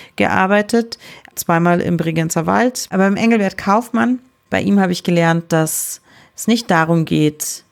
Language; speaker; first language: German; native; German